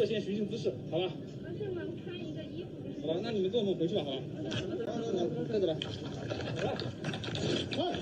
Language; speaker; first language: Chinese; native; Chinese